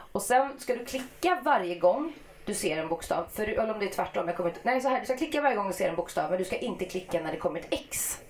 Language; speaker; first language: Swedish; native; Swedish